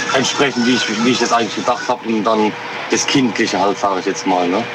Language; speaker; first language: German; native; German